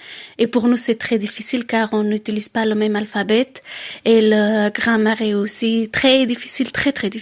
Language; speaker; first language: French; non-native, learner; Persian